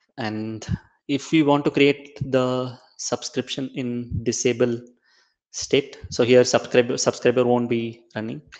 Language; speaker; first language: English; non-native, local second language; Tamil